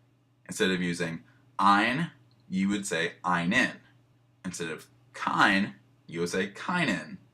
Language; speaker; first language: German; non-native, learner; English